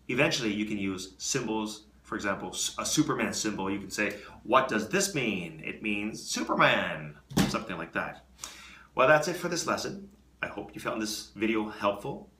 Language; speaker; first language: English; native; English